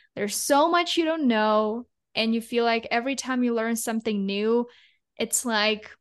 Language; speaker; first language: English; non-native, fluent; Russian